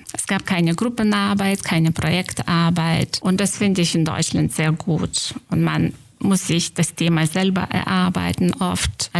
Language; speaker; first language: German; non-native, fluent; Lithuanian